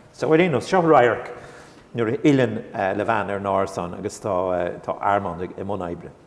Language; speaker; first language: Irish; non-native, local second language; English